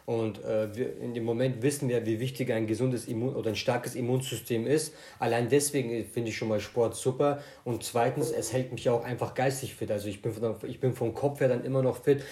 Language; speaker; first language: German; native; German